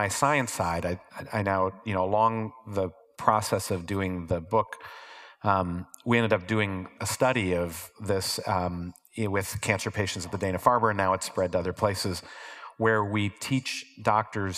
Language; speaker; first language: English; native; English